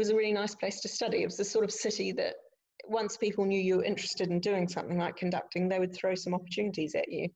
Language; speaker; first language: English; native; English